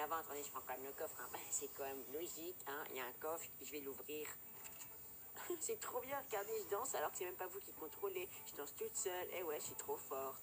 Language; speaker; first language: French; native; French